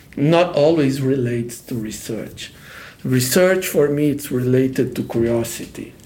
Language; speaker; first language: English; non-native, fluent; Portuguese